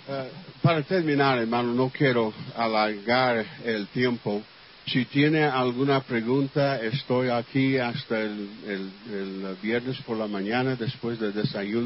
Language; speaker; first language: Spanish; non-native, fluent; English